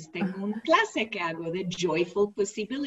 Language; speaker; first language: Spanish; non-native, learner; English